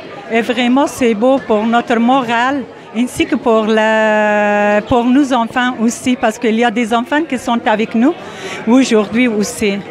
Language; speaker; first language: French; non-native, fluent; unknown